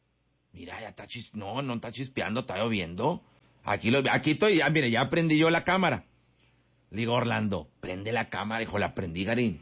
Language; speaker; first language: Spanish; native; Spanish